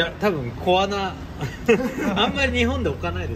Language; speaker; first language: Japanese; native; Japanese